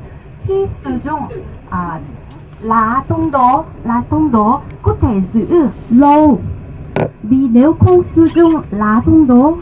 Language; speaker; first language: Vietnamese; non-native, learner; Korean